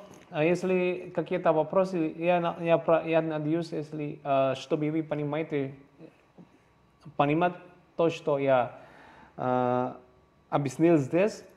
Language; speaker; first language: Russian; non-native, learner; Javanese